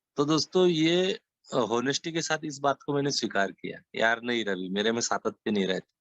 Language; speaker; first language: Hindi; non-native, local second language; Marathi